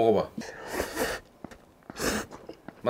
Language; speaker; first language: Korean; native; Korean